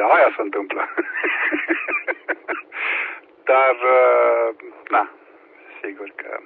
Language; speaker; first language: Romanian; native; Romanian